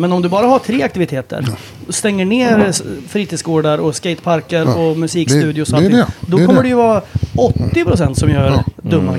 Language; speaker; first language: Swedish; native; Swedish